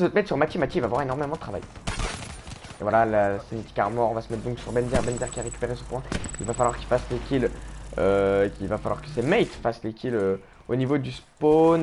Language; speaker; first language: French; native; French